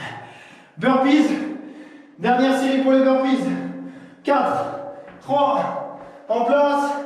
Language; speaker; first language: French; native; French